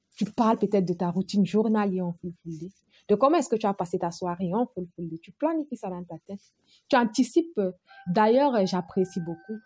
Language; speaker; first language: French; non-native, local second language; Fula